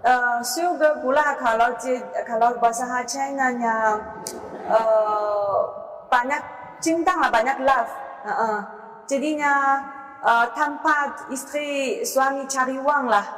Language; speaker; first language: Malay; non-native, learner; Chinese